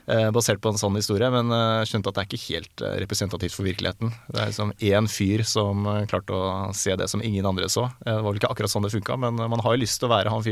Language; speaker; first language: Norwegian; native; Norwegian